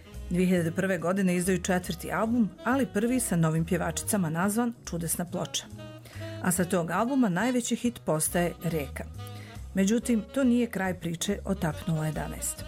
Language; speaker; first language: Croatian; native; Croatian